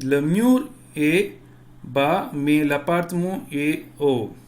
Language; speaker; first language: French; non-native, fluent; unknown